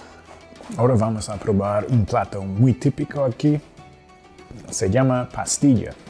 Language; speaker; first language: Spanish; non-native, fluent; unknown